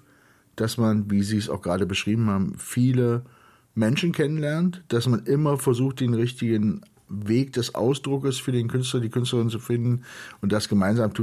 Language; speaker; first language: German; native; German